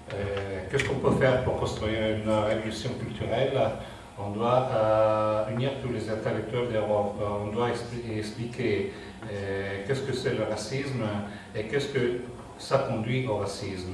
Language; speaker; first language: French; non-native, fluent; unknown